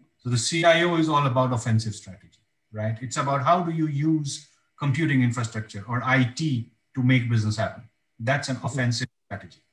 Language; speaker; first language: English; non-native, local second language; Bangla